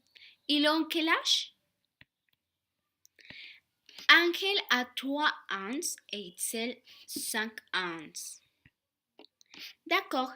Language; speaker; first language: French; non-native, learner; Spanish